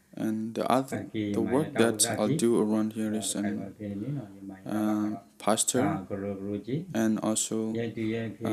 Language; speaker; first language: English; non-native, fluent; Burmese